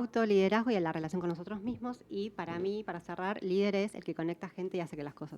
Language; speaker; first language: Spanish; native; Spanish